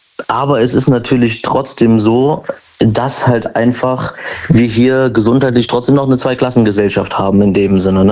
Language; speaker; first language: German; native; German